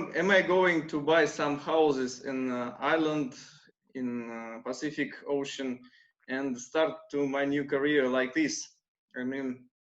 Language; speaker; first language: English; non-native, learner; Russian